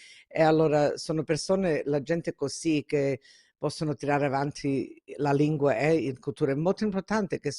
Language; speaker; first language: Italian; early bilingual, heritage; Italian